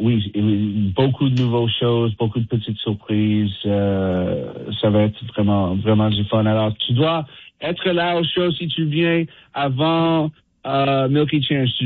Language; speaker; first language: French; non-native, fluent; English